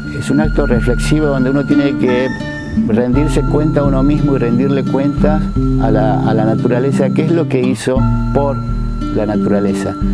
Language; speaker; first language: Spanish; native; Spanish